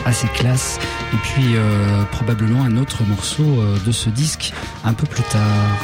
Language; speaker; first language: French; native; French